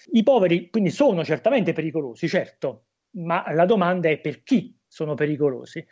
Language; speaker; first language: Italian; native; Italian